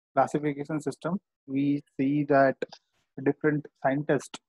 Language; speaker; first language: English; non-native, local second language; Gujarati